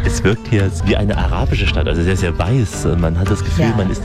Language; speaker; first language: German; native; German